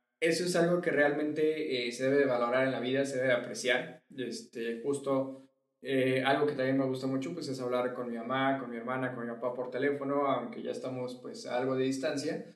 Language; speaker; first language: Spanish; native; Spanish